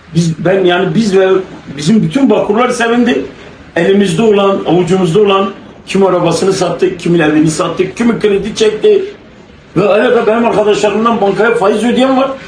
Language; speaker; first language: Turkish; native; Turkish